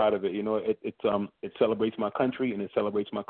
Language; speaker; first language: English; early bilingual, other home language; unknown